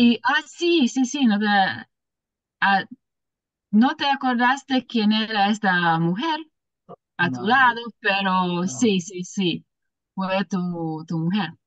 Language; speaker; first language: Spanish; non-native, learner; English